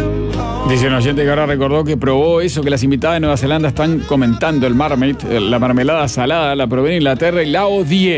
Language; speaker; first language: Spanish; native; Spanish